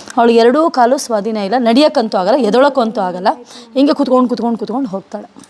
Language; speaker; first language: Kannada; native; Kannada